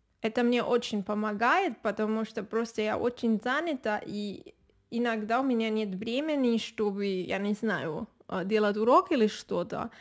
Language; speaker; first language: Russian; non-native, fluent; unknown